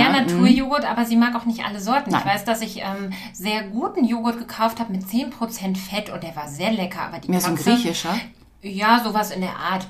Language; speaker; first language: German; native; German